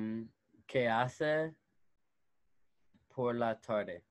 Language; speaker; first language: Spanish; non-native, learner; English